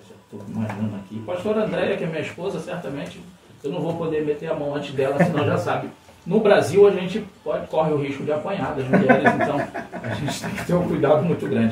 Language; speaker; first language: Portuguese; native; Portuguese